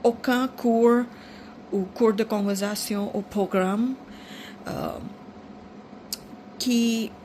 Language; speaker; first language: French; non-native, fluent; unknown